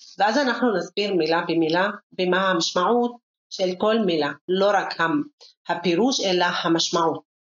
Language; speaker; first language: Hebrew; non-native, local second language; Arabic